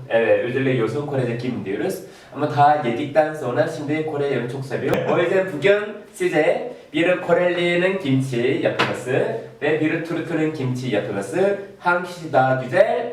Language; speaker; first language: Turkish; non-native, fluent; Korean